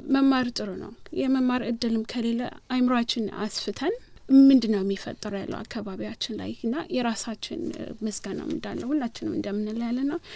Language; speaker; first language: Amharic; native; Amharic